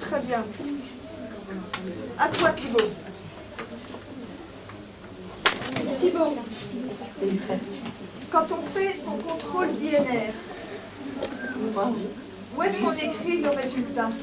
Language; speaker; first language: French; native; French